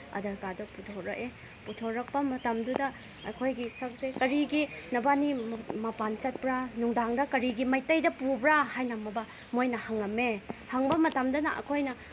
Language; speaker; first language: Manipuri; non-native, local second language; Rongmei Naga